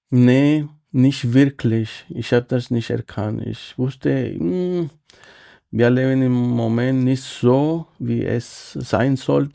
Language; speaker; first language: German; non-native, fluent; Spanish